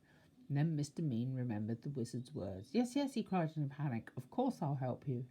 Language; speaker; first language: English; native; English